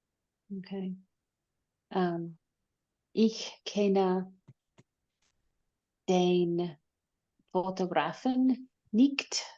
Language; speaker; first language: German; non-native, learner; English